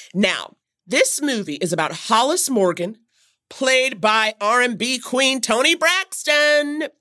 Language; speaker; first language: English; native; English